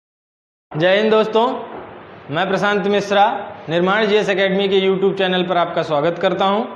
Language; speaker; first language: Hindi; native; Hindi